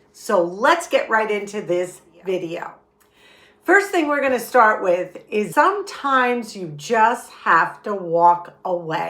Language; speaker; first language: English; native; English